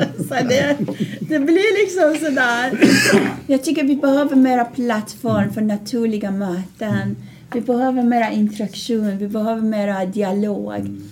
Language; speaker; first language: Swedish; non-native, fluent; Persian